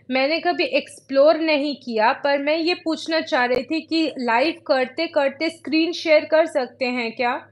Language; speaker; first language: Hindi; non-native, local second language; Bangla